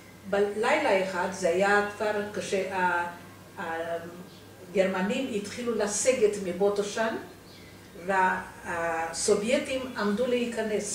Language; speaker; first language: Hebrew; non-native, fluent; Romanian